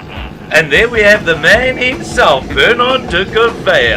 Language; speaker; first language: English; native; English